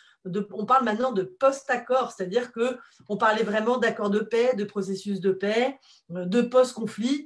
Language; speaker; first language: French; native; French